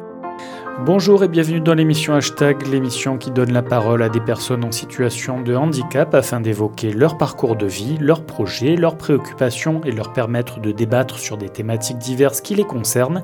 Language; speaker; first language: French; native; French